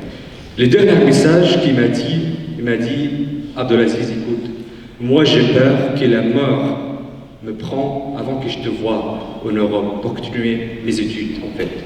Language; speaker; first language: French; non-native, fluent; Arabic